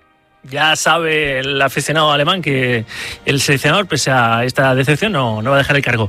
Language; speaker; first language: Spanish; native; Spanish